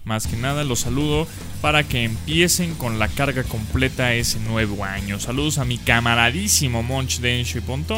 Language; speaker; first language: Spanish; native; Spanish